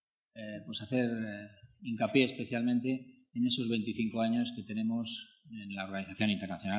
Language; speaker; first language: Spanish; native; Spanish